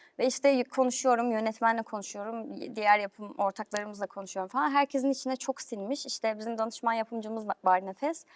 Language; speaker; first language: Turkish; native; Turkish